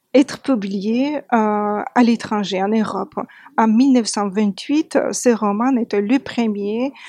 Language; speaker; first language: French; non-native, fluent; Georgian